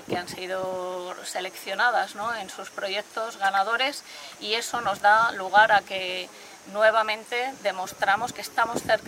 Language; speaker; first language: Spanish; native; Spanish